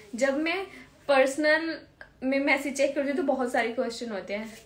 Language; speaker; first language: Hindi; native; Hindi